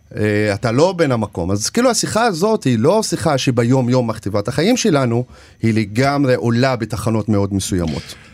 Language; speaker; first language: Hebrew; non-native, local second language; Arabic